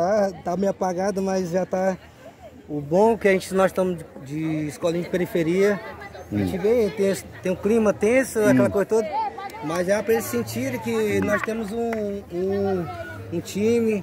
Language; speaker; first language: Portuguese; native; Portuguese